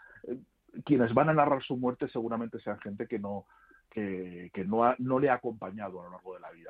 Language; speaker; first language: Spanish; native; Spanish